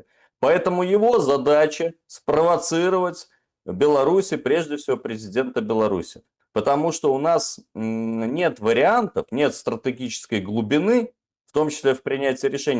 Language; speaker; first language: Russian; native; Russian